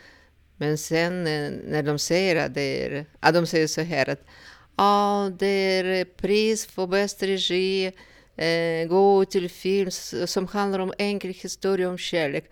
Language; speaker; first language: Swedish; non-native, fluent; Russian